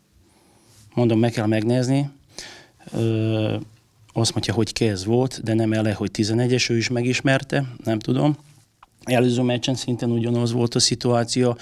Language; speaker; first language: Hungarian; non-native, learner; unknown